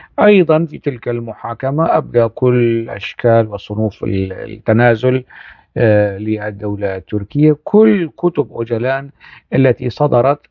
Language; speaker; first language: Arabic; non-native, local second language; Kurdish